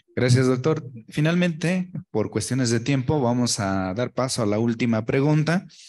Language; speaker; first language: Spanish; native; Spanish